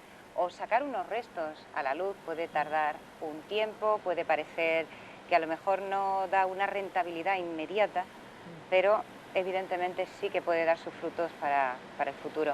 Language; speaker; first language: Spanish; native; Spanish